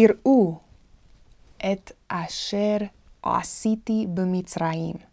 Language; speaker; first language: Hebrew; non-native, fluent; English